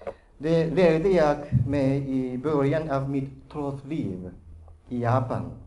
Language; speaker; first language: Swedish; non-native, fluent; Japanese